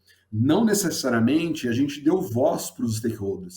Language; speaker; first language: Portuguese; native; Portuguese